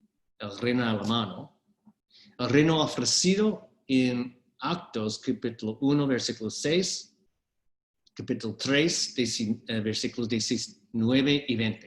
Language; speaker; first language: Spanish; non-native, fluent; English